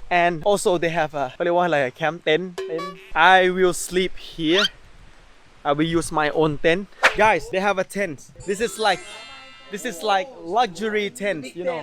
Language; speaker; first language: English; non-native, learner; Thai